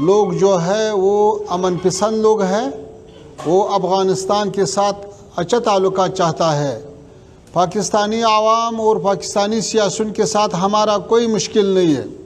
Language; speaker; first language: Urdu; non-native, fluent; Pashto